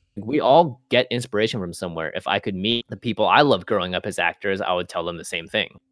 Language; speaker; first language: English; native; English